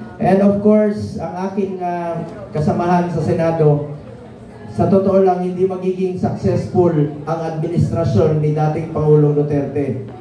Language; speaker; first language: Filipino; non-native, local second language; Cebuano